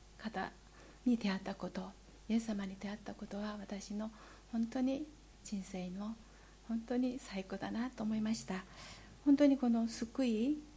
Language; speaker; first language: Japanese; non-native, fluent; Korean